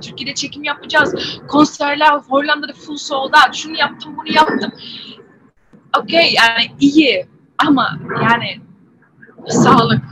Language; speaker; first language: Turkish; early bilingual, heritage; Turkish